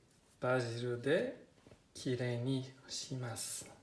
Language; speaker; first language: Japanese; non-native, learner; Italian